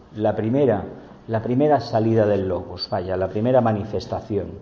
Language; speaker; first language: Spanish; native; Spanish